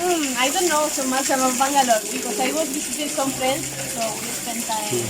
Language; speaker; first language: English; non-native, learner; Spanish